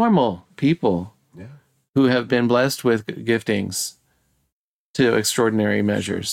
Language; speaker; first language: English; native; English